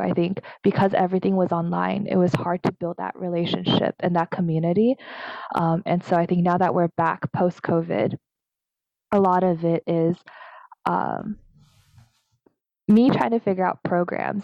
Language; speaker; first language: English; native; English